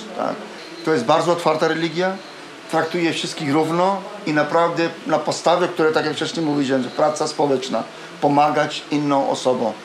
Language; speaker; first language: Polish; non-native, fluent; Punjabi